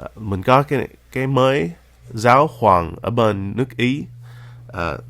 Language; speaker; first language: Vietnamese; early bilingual, heritage; Vietnamese